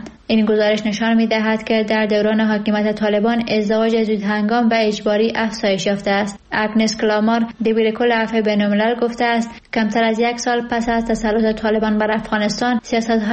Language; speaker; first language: Persian; native; Persian